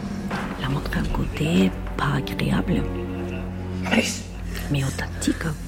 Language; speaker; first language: French; non-native, fluent; Spanish